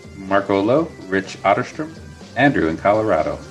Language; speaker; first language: English; native; English